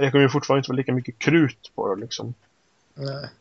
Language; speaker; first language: Swedish; native; Swedish